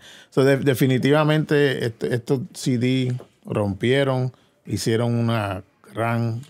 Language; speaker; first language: Spanish; early bilingual, heritage; Spanish